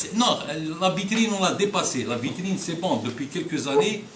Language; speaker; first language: French; non-native, local second language; Arabic